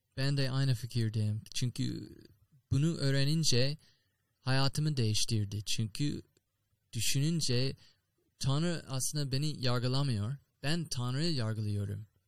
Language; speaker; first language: Turkish; non-native, learner; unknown